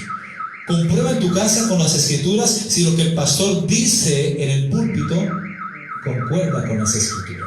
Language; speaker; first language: Spanish; native; Spanish